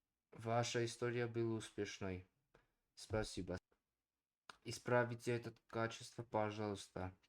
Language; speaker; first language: Russian; non-native, learner; Armenian